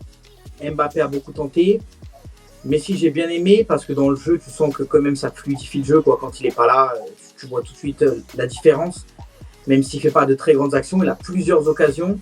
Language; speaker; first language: French; native; French